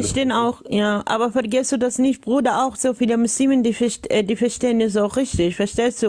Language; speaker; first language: German; non-native, learner; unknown